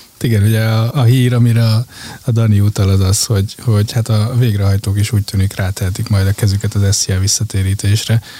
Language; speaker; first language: Hungarian; native; Hungarian